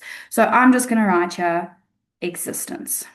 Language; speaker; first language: English; native; English